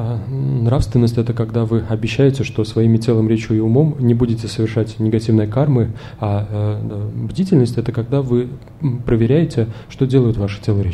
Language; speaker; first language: Russian; native; Russian